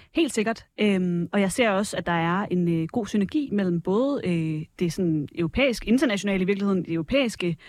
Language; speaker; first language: Danish; native; Danish